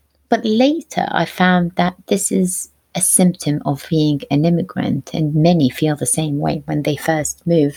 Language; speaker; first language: English; non-native, fluent; Arabic